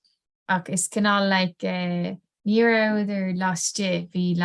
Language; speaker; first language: Irish; non-native, local second language; English